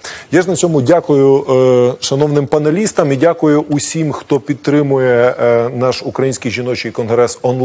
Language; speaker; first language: Ukrainian; native; Ukrainian